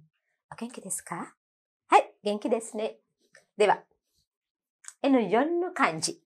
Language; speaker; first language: Japanese; non-native, fluent; Sinhala